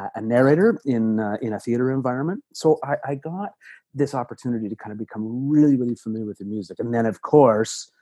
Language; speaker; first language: English; native; English